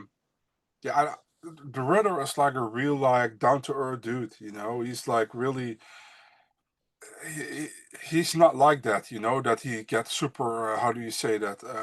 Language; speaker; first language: English; non-native, fluent; Dutch